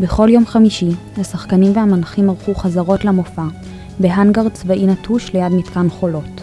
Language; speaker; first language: Hebrew; native; Hebrew